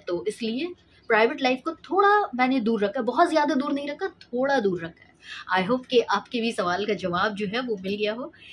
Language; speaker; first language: Hindi; native; Hindi